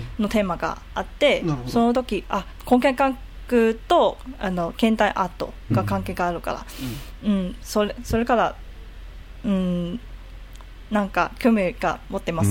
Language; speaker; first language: Japanese; non-native, learner; Cantonese